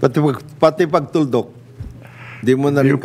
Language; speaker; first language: Filipino; native; Filipino